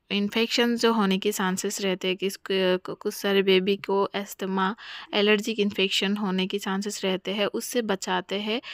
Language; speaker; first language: Hindi; non-native, local second language; Bangla